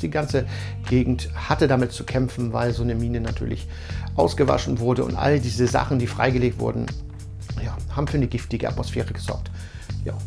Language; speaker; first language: German; native; German